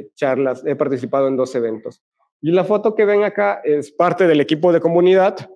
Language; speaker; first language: Spanish; native; Spanish